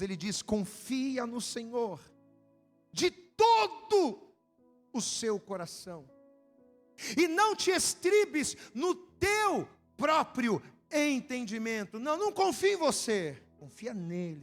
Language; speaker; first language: Portuguese; native; Portuguese